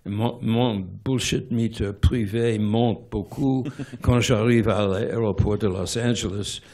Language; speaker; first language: French; non-native, fluent; English